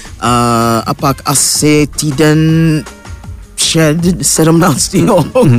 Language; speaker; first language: Czech; non-native, fluent; English